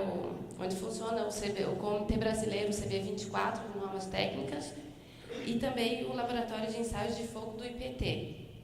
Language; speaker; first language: Portuguese; native; Portuguese